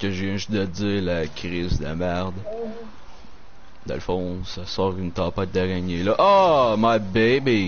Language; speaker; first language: French; native; French